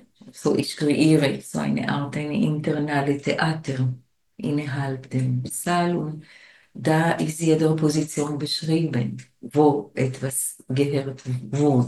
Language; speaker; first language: German; non-native, fluent; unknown